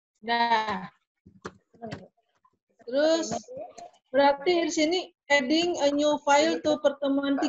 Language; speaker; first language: Indonesian; native; Indonesian